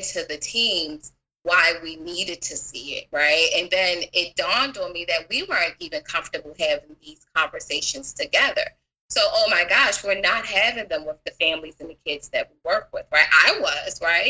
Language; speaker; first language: English; native; English